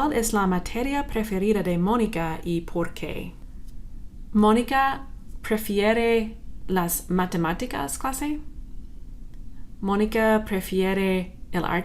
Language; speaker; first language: Spanish; non-native, fluent; English